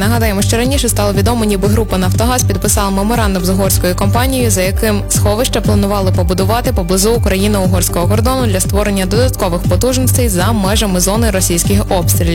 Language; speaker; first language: Ukrainian; native; Ukrainian